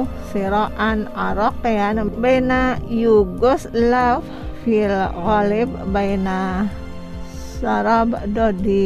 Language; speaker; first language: Arabic; non-native, fluent; Indonesian